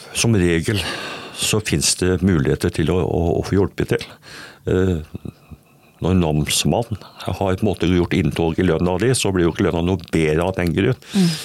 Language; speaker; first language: Norwegian; native; Norwegian